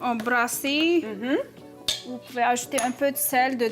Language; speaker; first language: French; non-native, learner; Turkish